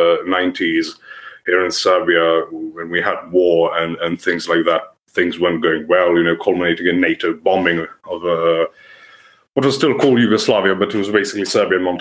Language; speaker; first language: English; non-native, fluent; Serbian